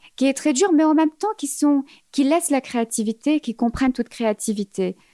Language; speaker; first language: French; early bilingual, other home language; Arabic